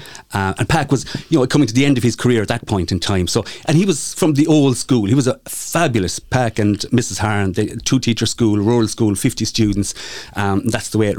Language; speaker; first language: English; native; English